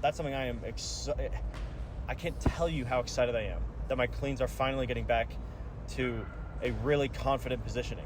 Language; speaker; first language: English; native; English